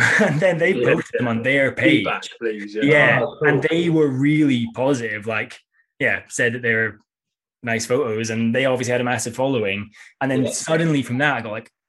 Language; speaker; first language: English; native; English